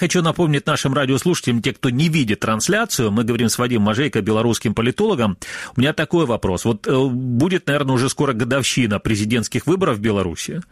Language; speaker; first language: Ukrainian; native; Ukrainian